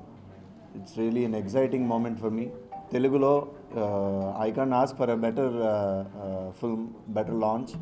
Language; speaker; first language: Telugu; non-native, learner; Tamil